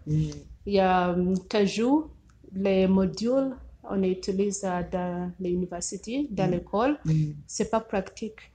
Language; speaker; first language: French; non-native, learner; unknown